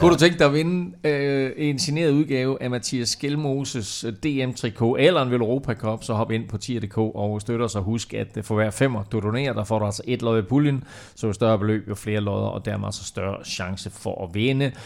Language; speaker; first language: Danish; native; Danish